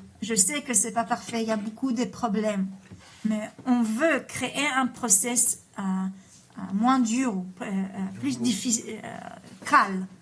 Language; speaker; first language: French; early bilingual, heritage; Hebrew